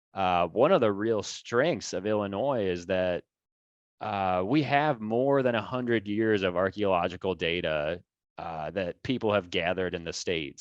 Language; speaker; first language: English; native; English